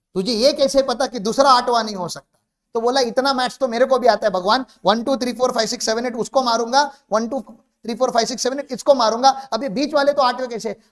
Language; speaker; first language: Hindi; non-native, local second language; Marathi